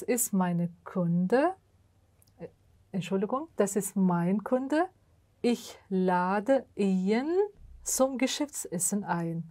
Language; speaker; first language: German; non-native, fluent; Uzbek